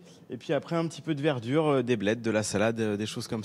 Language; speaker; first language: French; native; French